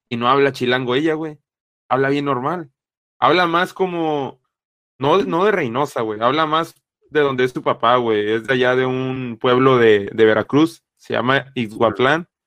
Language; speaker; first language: Spanish; native; Spanish